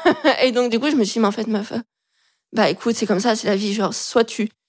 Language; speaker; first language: French; native; French